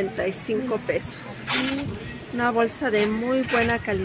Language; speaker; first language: Spanish; native; Spanish